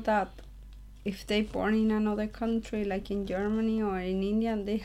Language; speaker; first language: English; non-native, learner; Spanish